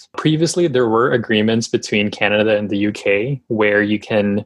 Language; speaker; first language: English; non-native, local second language; Filipino